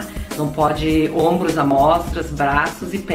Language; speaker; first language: Portuguese; native; Portuguese